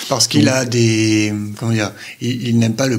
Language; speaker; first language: French; native; French